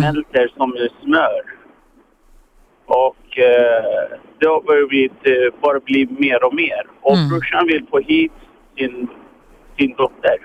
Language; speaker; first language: Swedish; early bilingual, other home language; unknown